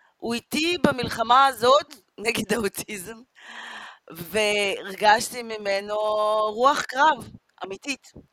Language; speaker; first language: Hebrew; native; Hebrew